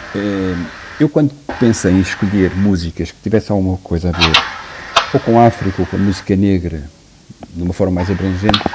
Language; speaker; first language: Portuguese; native; Portuguese